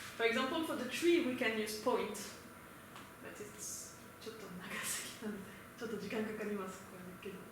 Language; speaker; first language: Japanese; non-native, learner; French